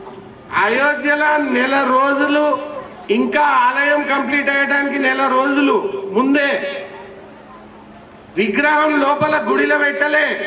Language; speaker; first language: Telugu; native; Telugu